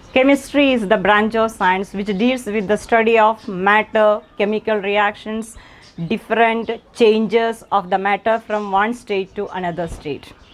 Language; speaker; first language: English; non-native, local second language; Malayalam